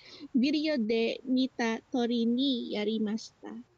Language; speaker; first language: Japanese; non-native, learner; Filipino